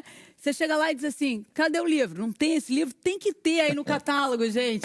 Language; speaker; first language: Portuguese; native; Portuguese